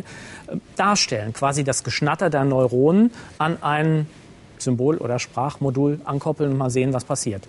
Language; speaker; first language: German; native; German